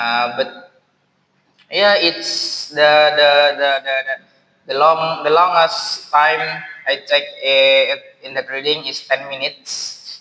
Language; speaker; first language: English; non-native, learner; Indonesian